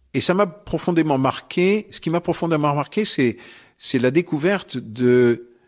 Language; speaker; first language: French; native; French